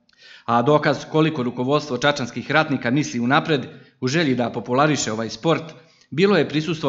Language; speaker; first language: Serbian; native; Serbian